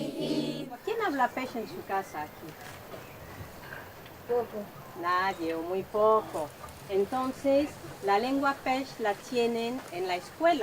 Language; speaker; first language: Spanish; non-native, fluent; French